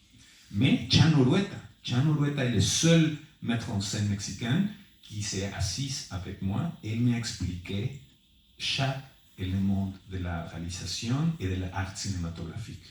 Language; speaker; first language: French; non-native, fluent; Spanish